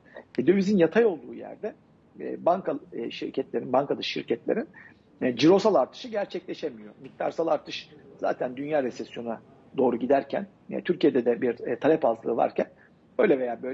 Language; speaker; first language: Turkish; native; Turkish